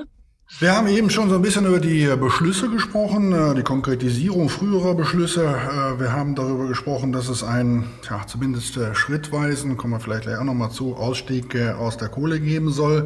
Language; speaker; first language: German; native; German